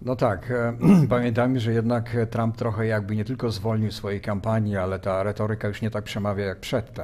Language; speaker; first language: Polish; native; Polish